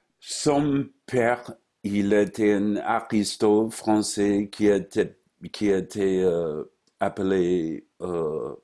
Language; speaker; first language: French; non-native, fluent; English